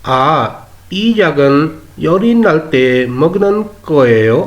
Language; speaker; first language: Korean; non-native, fluent; Urdu